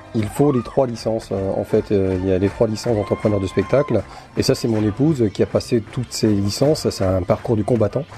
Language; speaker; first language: French; native; French